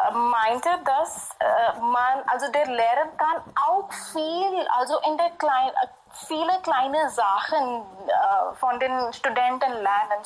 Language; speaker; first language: German; non-native, fluent; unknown